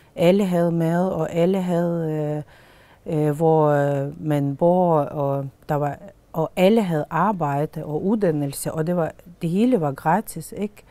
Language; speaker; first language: Danish; non-native, fluent; Lithuanian